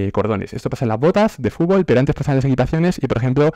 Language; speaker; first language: Spanish; native; Spanish